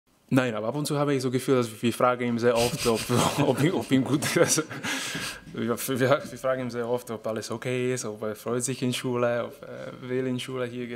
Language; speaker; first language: German; non-native, fluent; Czech